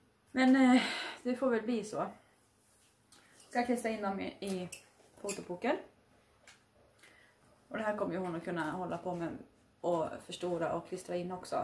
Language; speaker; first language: Swedish; native; Swedish